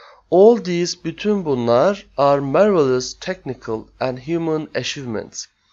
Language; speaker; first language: English; non-native, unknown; Turkish